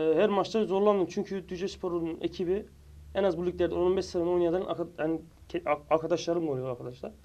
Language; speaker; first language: Turkish; native; Turkish